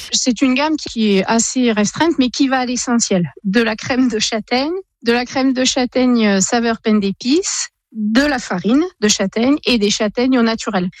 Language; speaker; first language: French; native; French